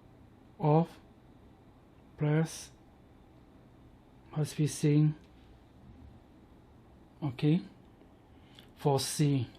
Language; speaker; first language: English; non-native, learner; Chinese